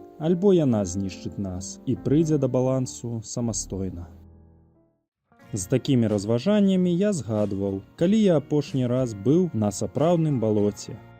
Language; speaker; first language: Belarusian; native; Belarusian